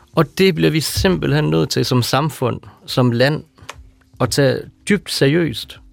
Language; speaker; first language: Danish; native; Danish